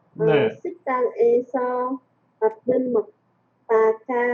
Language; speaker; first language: Korean; non-native, learner; Vietnamese